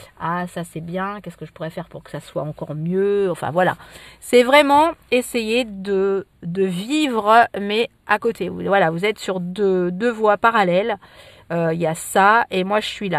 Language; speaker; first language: French; native; French